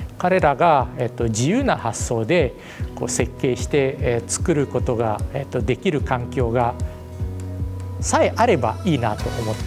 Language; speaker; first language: Japanese; non-native, fluent; Indonesian